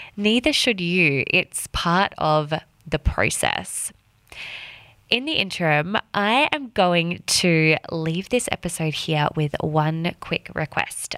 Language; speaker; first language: English; native; English